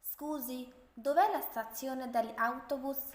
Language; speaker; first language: Italian; non-native, learner; Urdu